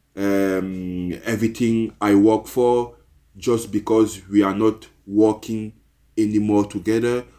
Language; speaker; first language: English; non-native, local second language; Basaa